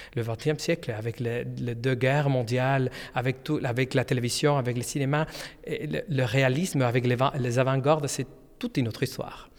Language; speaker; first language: French; non-native, fluent; Spanish